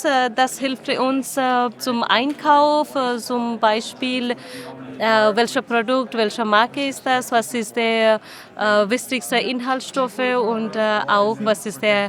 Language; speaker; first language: German; non-native, learner; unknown